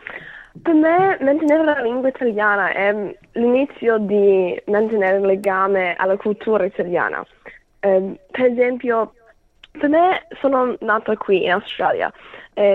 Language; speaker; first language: Italian; early bilingual, heritage; English